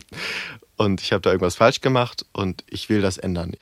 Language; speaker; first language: German; native; German